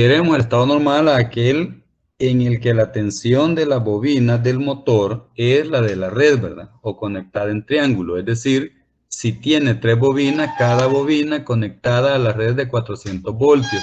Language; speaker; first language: Spanish; native; Spanish